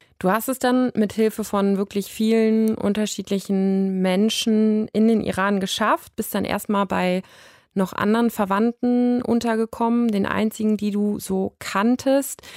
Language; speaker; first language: German; native; German